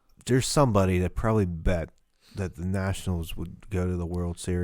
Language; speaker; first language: English; native; English